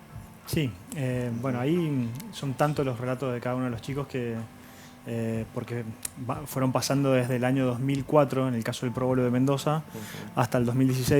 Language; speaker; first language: Spanish; native; Spanish